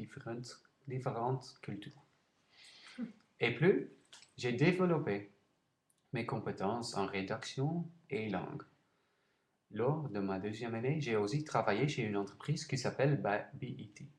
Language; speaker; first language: French; non-native, learner; Dutch